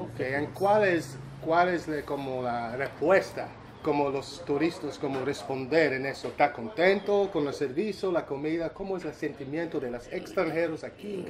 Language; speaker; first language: Spanish; non-native, learner; English